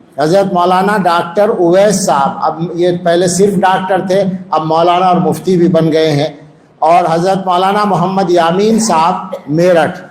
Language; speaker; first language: Urdu; non-native, local second language; Punjabi